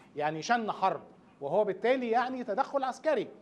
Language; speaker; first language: Arabic; native; Arabic